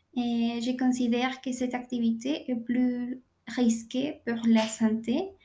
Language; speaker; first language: French; non-native, learner; Spanish